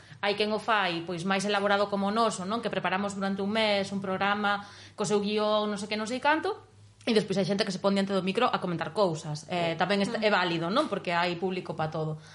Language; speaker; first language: Galician; native; Galician